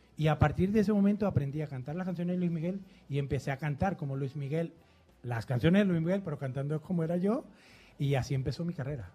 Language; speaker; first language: Spanish; native; Spanish